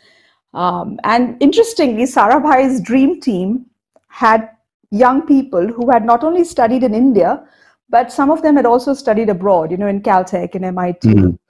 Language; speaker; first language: English; non-native, local second language; Odia